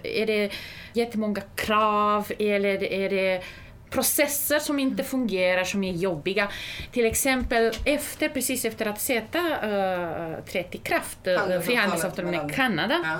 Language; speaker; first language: Swedish; non-native, fluent; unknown